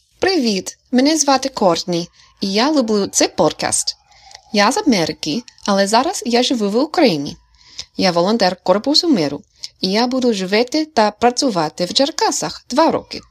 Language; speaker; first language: Ukrainian; non-native, learner; English